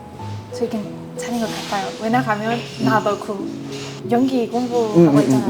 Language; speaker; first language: Korean; non-native, learner; Spanish